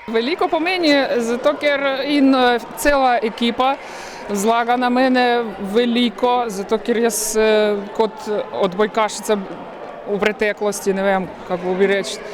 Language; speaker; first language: Slovenian; non-native, learner; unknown